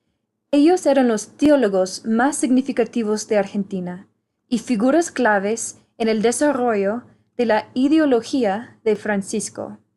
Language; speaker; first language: Spanish; non-native, learner; English